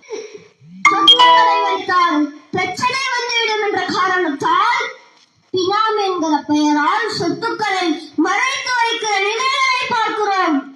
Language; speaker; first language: Tamil; native; Tamil